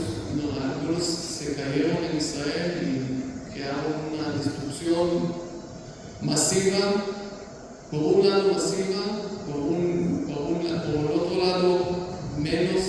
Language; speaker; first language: Spanish; non-native, fluent; Hebrew